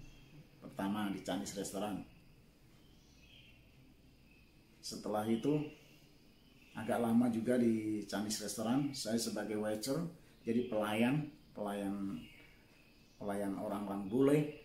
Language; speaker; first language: Indonesian; non-native, local second language; Javanese